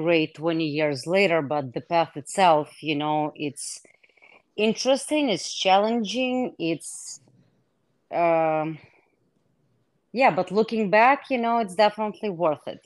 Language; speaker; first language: English; non-native, fluent; Hebrew